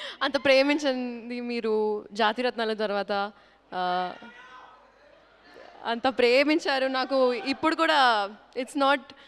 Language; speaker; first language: Telugu; non-native, local second language; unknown